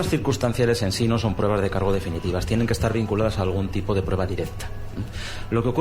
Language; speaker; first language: Spanish; native; Spanish